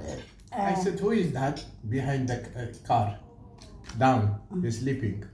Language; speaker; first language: English; non-native, learner; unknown